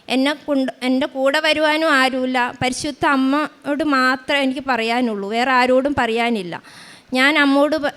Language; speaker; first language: Malayalam; native; Malayalam